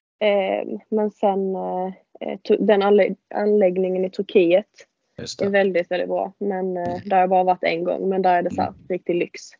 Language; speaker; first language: Swedish; native; Swedish